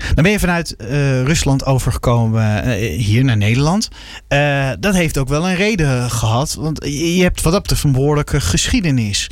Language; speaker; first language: Dutch; native; Dutch